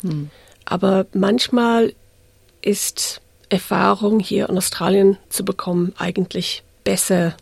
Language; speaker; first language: German; non-native, fluent; English